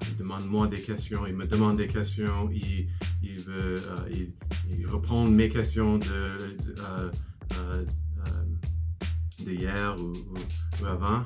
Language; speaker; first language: French; non-native, learner; English